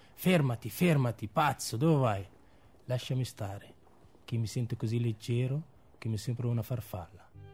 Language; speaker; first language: Italian; non-native, fluent; Arabic